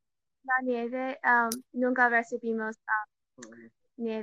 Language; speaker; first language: Spanish; non-native, learner; English